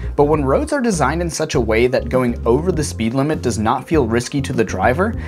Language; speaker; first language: English; native; English